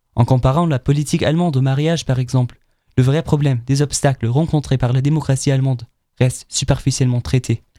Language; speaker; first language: French; non-native, fluent; German